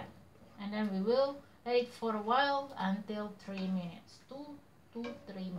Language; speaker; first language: English; non-native, learner; Indonesian